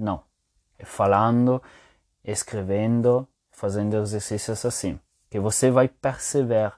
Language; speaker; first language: Portuguese; non-native, fluent; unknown